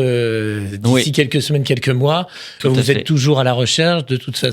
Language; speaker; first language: French; native; French